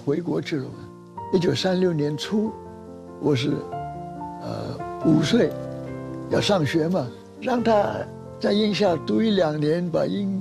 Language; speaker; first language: Chinese; early bilingual, heritage; Chinese